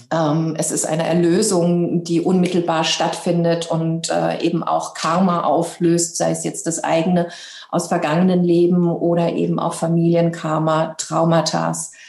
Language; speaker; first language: German; native; German